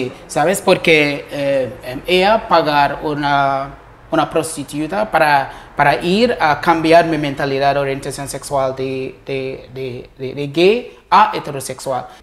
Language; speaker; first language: Spanish; non-native, learner; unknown